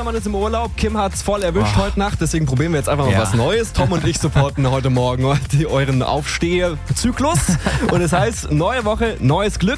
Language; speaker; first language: German; native; German